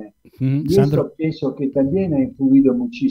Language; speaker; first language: Spanish; non-native, fluent; Italian